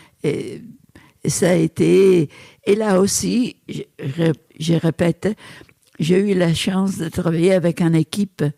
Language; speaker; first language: French; non-native, fluent; Italian